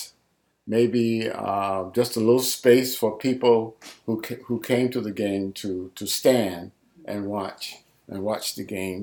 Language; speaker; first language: English; native; English